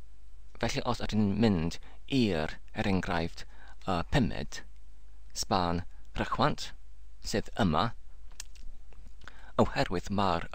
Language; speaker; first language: Welsh; non-native, learner; English